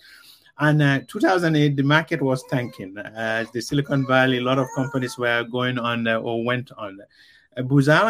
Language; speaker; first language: English; non-native, local second language; Mandingo